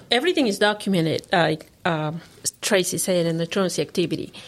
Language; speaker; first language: English; non-native, fluent; Spanish